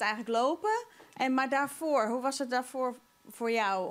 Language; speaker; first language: Dutch; non-native, local second language; Western Frisian